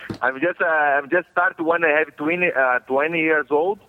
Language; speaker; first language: English; non-native, learner; Portuguese